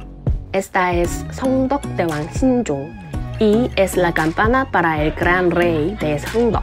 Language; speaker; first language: Spanish; non-native, learner; Korean